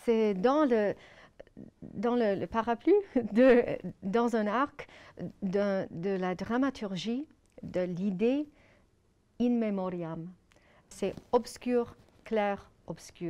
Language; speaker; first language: French; non-native, fluent; English